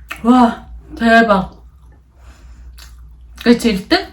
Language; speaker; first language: Korean; non-native, learner; Mongolian